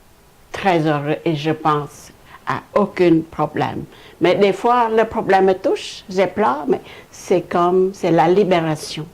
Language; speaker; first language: French; non-native, fluent; Khmer